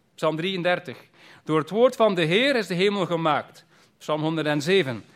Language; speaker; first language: Dutch; native; Dutch